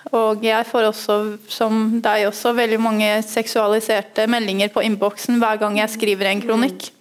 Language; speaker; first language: Norwegian; early bilingual, other home language; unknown